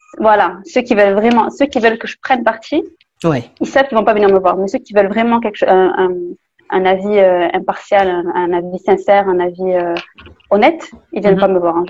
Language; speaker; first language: French; native; French